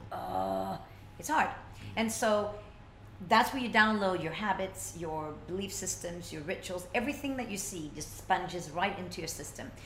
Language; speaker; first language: English; early bilingual, other home language; Swedish